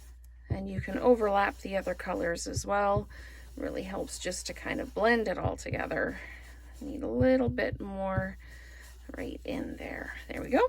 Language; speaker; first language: English; native; English